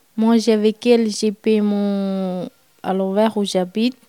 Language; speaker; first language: French; non-native, fluent; Romanian